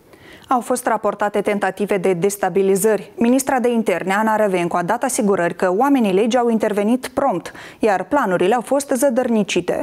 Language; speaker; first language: Romanian; native; Romanian